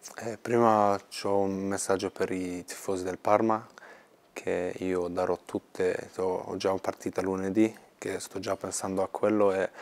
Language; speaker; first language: Italian; non-native, fluent; Swedish